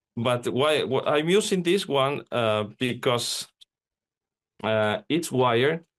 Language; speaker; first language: English; non-native, fluent; Spanish